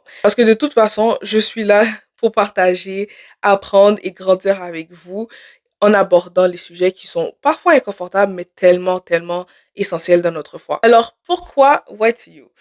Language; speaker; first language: French; native; French